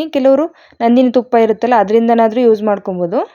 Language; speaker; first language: Kannada; native; Kannada